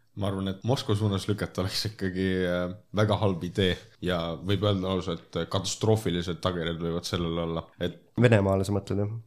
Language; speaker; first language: Estonian; native; Estonian